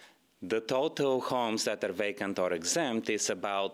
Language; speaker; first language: English; non-native, fluent; Bulgarian